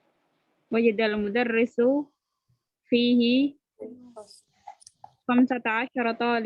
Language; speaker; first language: Arabic; non-native, learner; Indonesian